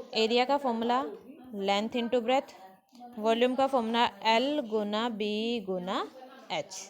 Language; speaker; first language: Hindi; native; Hindi